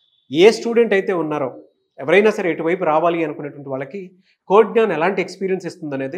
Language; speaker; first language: Telugu; native; Telugu